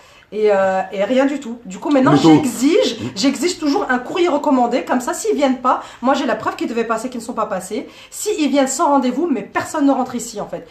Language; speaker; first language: French; native; French